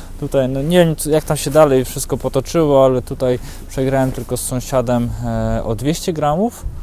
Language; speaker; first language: Polish; native; Polish